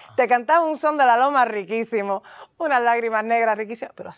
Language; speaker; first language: Spanish; early bilingual, heritage; Spanish